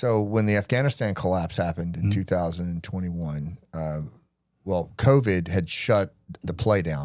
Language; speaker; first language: English; native; English